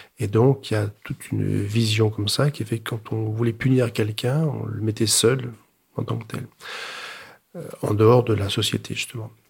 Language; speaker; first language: French; native; French